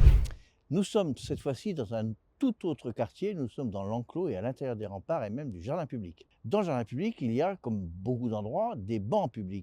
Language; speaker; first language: French; native; French